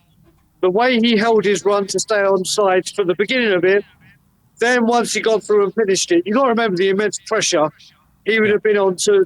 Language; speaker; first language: English; native; English